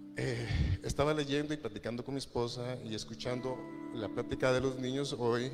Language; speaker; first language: Spanish; native; Spanish